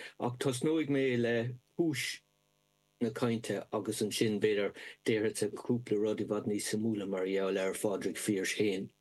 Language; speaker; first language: Irish; native; Irish